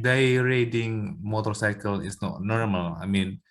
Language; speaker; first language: English; non-native, learner; Indonesian